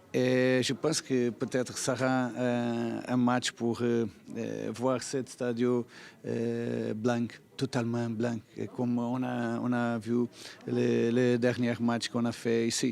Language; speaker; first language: French; non-native, fluent; Portuguese